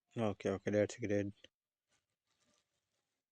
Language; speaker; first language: English; non-native, learner; Hindi